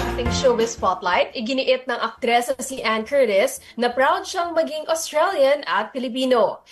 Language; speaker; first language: Filipino; native; Filipino